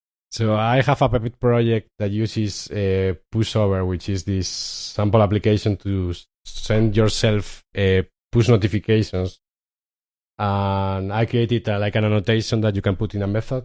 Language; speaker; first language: English; non-native, fluent; Spanish